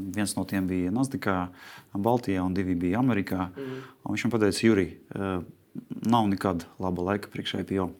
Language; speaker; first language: Latvian; non-native, local second language; Russian